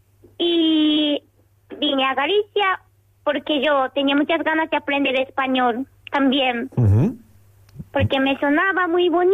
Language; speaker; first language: Spanish; non-native, learner; Japanese